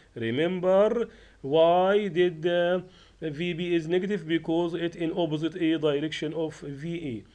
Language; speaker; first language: English; non-native, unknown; Arabic